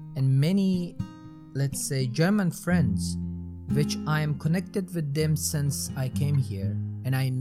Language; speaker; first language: English; non-native, fluent; Persian